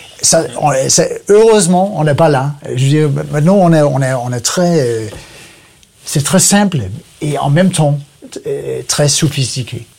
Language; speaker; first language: French; non-native, learner; Danish